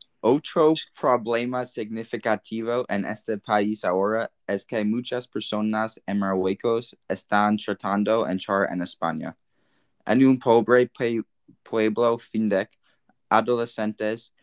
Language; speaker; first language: Spanish; non-native, learner; English